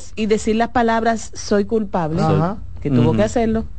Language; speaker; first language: Spanish; native; Spanish